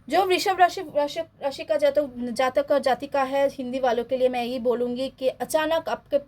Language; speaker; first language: Hindi; non-native, local second language; Bangla